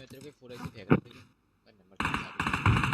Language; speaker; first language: Hindi; native; Hindi